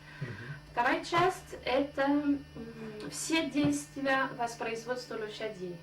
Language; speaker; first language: Russian; non-native, fluent; French